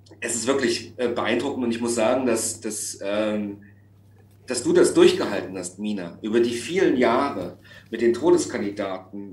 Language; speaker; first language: German; native; German